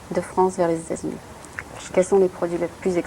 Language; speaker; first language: French; native; French